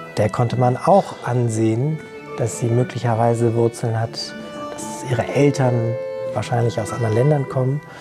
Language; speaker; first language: German; native; German